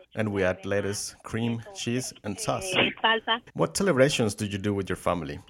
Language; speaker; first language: English; non-native, fluent; Spanish